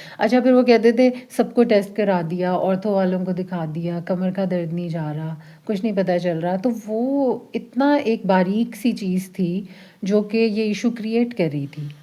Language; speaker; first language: Urdu; early bilingual, heritage; Urdu